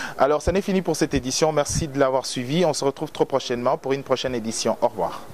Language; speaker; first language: French; non-native, local second language; Lingala